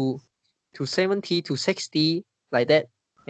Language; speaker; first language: English; non-native, learner; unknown